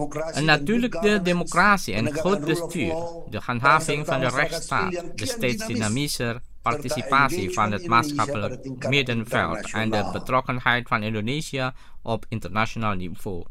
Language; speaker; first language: Dutch; non-native, fluent; Indonesian